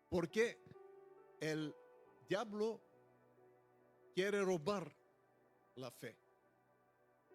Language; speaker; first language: Spanish; non-native, fluent; Bulgarian